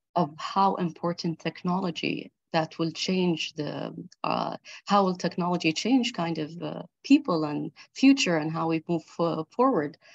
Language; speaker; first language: English; early bilingual, other home language; Arabic